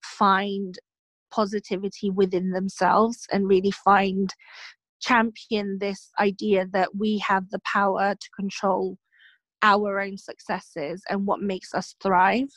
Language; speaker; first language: English; native; English